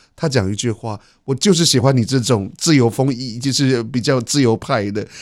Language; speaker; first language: Chinese; native; Chinese